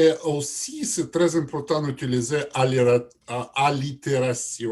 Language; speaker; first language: French; non-native, learner; Russian